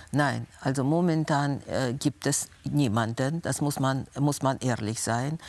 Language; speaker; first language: German; non-native, fluent; Russian